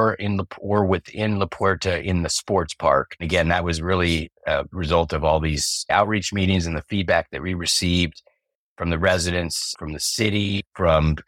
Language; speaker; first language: English; native; English